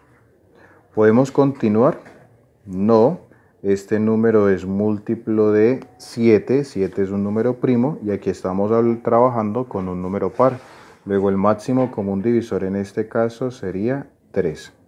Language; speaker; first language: Spanish; native; Spanish